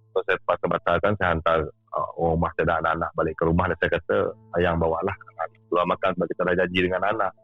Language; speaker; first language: Malay; native; Malay